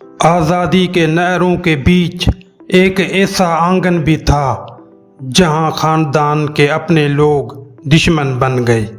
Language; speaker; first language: Urdu; non-native, local second language; Sindhi